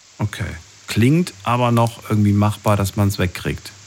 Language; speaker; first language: German; native; German